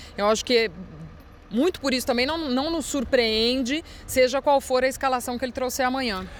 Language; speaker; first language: Portuguese; native; Portuguese